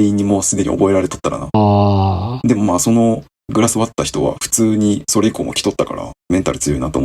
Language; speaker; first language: Japanese; native; Japanese